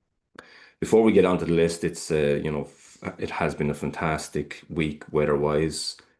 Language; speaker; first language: English; native; English